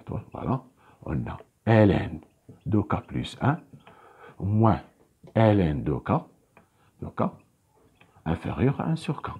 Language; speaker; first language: French; non-native, local second language; Arabic